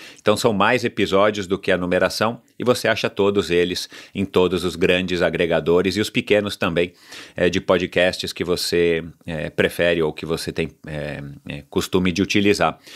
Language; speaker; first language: Portuguese; native; Portuguese